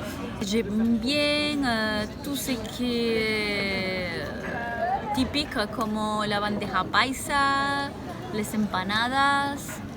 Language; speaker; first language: French; non-native, fluent; Spanish